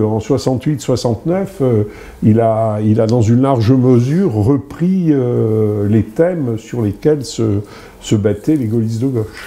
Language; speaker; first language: French; native; French